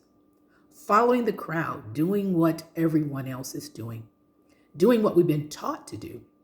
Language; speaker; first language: English; native; English